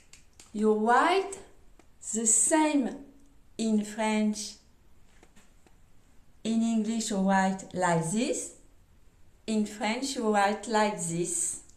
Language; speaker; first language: English; non-native, learner; French